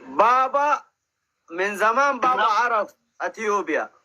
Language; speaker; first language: Arabic; non-native, learner; Oromo